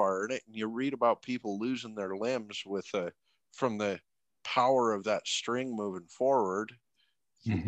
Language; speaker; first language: English; native; English